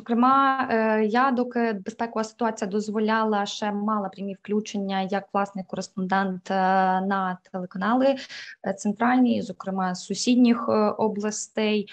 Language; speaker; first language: Ukrainian; native; Ukrainian